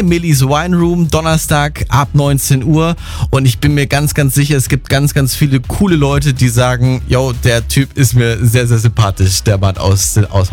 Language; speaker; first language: German; native; German